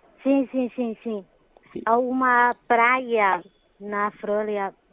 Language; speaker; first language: Portuguese; non-native, fluent; Chinese